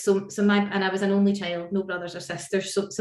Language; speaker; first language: English; native; English